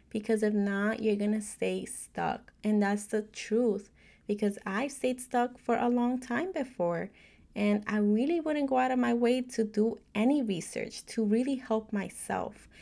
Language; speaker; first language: English; native; English